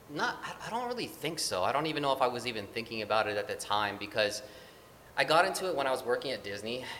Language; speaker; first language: English; early bilingual, other home language; Filipino